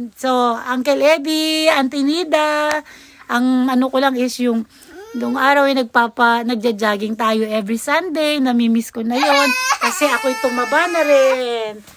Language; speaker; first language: Filipino; native; Filipino